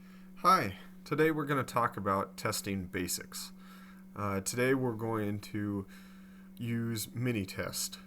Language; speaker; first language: English; native; English